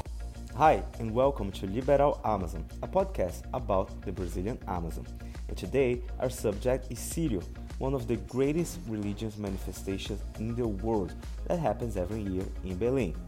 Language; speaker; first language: English; non-native, fluent; Portuguese